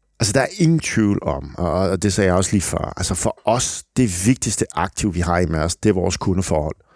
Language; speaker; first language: Danish; non-native, fluent; French